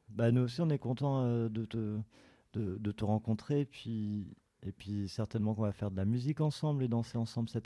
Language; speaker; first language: French; native; French